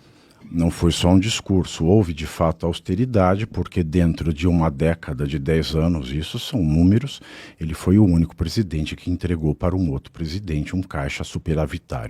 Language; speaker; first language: Portuguese; native; Portuguese